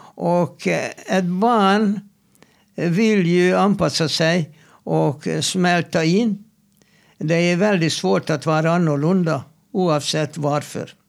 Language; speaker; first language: Swedish; non-native, fluent; Hungarian